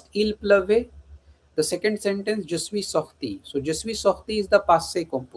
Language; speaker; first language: French; non-native, fluent; Hindi